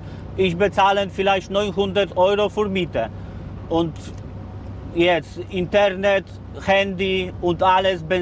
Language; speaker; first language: German; non-native, learner; Polish